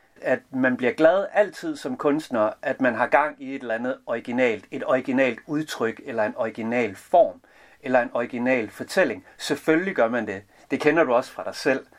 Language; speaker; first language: Danish; early bilingual, other home language; Serbian